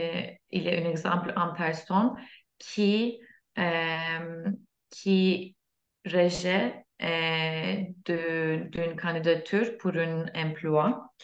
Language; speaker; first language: French; non-native, learner; Turkish